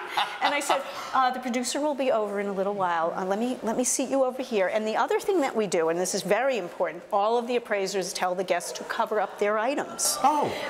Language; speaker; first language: English; native; English